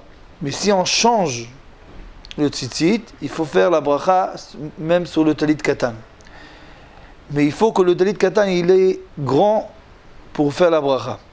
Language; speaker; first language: French; non-native, learner; Hebrew